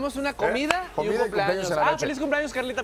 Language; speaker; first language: Spanish; native; Spanish